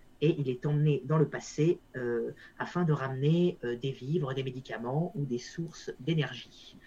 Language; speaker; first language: French; native; French